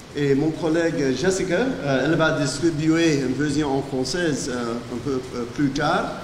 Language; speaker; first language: French; non-native, fluent; English